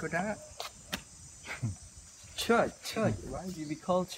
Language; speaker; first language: English; non-native, learner; Khmer